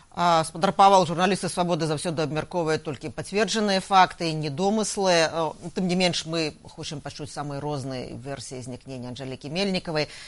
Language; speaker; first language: Belarusian; non-native, local second language; Russian